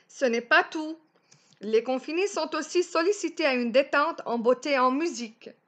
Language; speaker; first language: French; non-native, local second language; Arabic